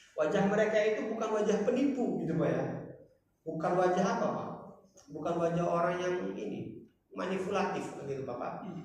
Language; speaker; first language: Indonesian; non-native, local second language; Batak Toba